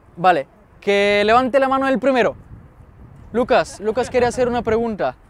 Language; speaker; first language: Spanish; non-native, fluent; Bulgarian